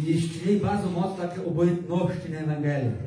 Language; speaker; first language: Polish; non-native, learner; Portuguese